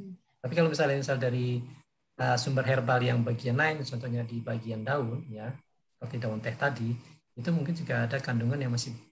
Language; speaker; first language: Indonesian; native; Indonesian